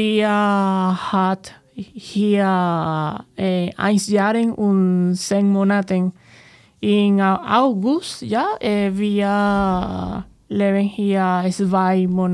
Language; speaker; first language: German; non-native, learner; Spanish